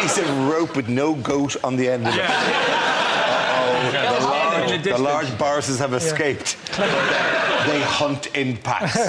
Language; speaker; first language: English; native; English